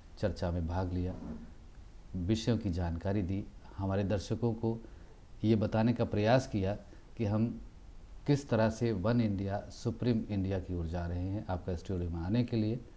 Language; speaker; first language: Hindi; native; Hindi